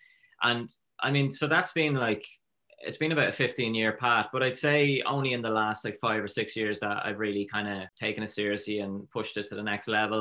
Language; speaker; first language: English; native; English